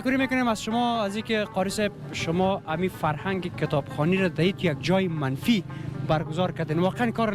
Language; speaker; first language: Persian; native; Persian